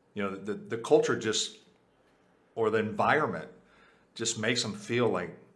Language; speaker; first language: English; early bilingual, other home language; Spanish